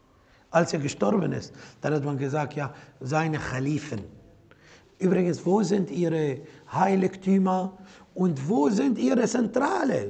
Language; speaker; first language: German; non-native, fluent; Arabic